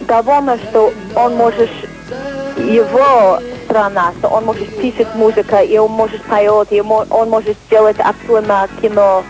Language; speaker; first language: Russian; non-native, learner; English